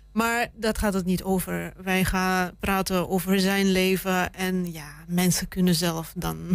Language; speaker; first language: Dutch; non-native, fluent; Russian